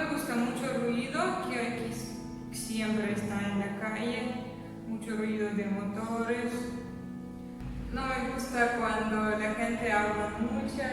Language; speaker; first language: Spanish; non-native, fluent; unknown